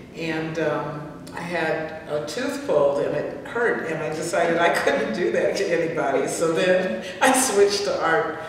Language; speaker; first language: English; native; English